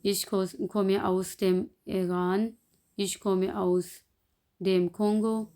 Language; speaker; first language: German; non-native, fluent; Urdu